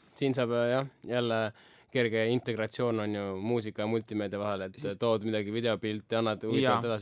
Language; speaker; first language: Estonian; native; Estonian